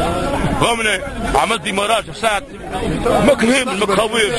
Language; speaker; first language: Arabic; native; Arabic